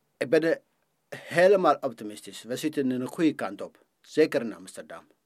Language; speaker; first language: Dutch; non-native, fluent; Amharic